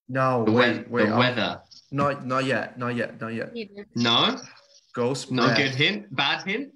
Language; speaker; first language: English; non-native, fluent; Portuguese